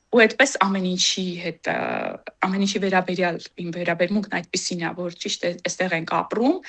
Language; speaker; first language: Armenian; native; Armenian